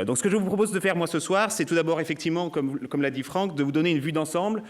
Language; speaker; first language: French; native; French